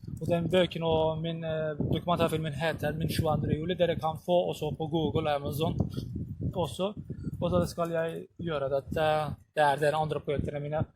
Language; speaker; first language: Swedish; non-native, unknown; Turkish